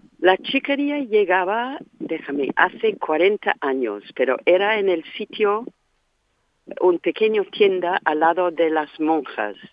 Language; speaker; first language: Spanish; non-native, fluent; English